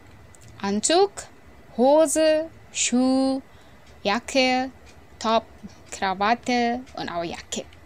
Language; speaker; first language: German; non-native, fluent; Indonesian